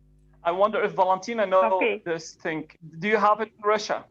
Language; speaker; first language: English; non-native, fluent; Arabic